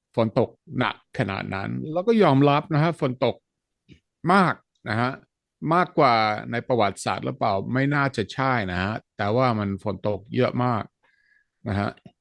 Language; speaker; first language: Thai; non-native, fluent; Dutch